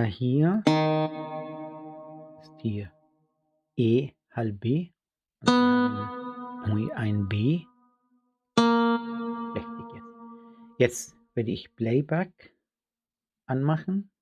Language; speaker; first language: German; non-native, fluent; Arabic